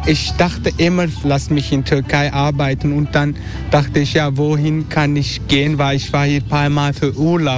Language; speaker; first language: German; non-native, learner; Turkish